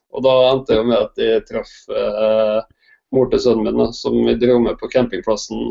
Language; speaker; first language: Norwegian; native; Norwegian